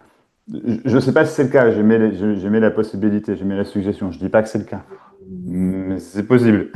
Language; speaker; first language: French; native; French